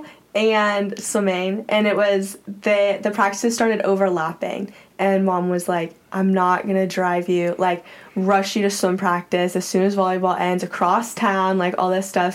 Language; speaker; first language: English; native; English